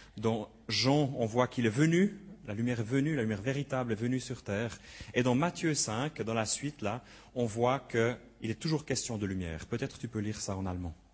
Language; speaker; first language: French; native; French